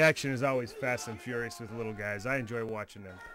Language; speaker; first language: English; native; English